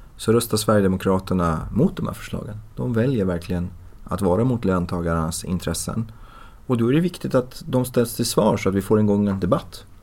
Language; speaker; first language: Swedish; early bilingual, other home language; Persian